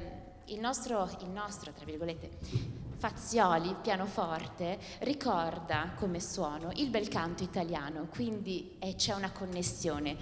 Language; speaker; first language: Italian; native; Italian